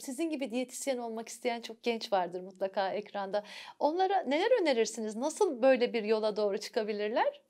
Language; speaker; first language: Turkish; native; Turkish